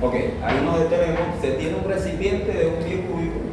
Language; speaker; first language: Spanish; native; Spanish